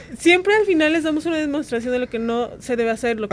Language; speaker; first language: Spanish; native; Spanish